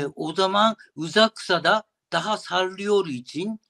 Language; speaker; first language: Turkish; non-native, learner; Japanese